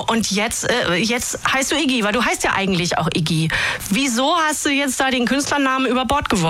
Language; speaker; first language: German; native; German